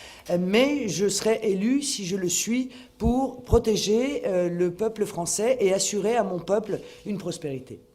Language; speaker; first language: French; native; French